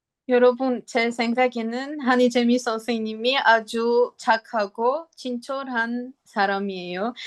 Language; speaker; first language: Korean; non-native, learner; Armenian